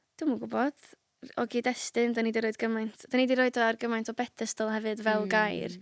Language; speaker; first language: Welsh; native; Welsh